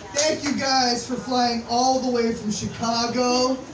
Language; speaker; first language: English; native; English